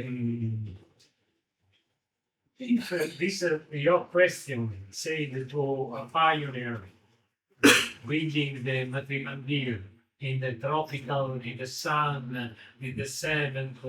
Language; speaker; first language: English; non-native, learner; Italian